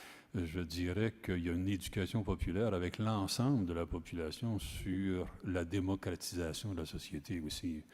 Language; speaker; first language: French; native; French